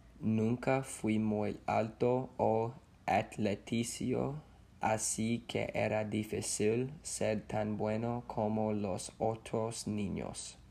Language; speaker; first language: Spanish; non-native, learner; English